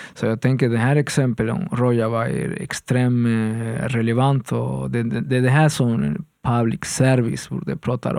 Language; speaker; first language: Swedish; non-native, fluent; Spanish